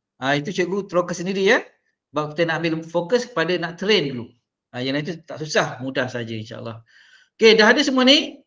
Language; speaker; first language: Malay; native; Malay